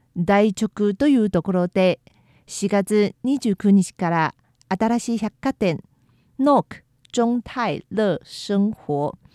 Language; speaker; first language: Japanese; non-native, fluent; Chinese